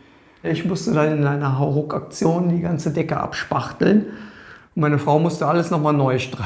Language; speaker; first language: German; native; German